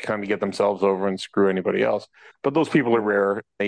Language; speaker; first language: English; native; English